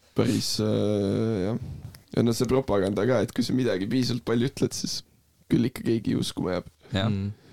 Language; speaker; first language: Estonian; native; Estonian